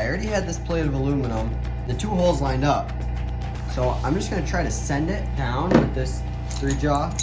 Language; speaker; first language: English; native; English